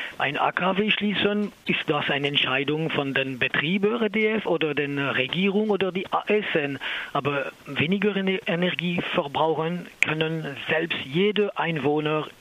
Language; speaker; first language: German; non-native, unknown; French